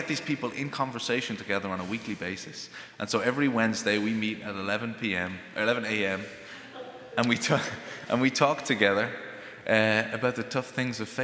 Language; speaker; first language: English; native; English